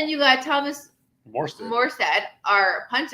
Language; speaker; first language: English; native; English